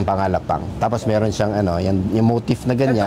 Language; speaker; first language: Filipino; native; Filipino